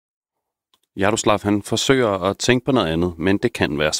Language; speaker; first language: Danish; native; Danish